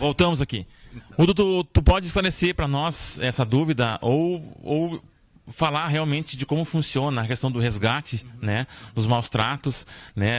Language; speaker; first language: Portuguese; native; Portuguese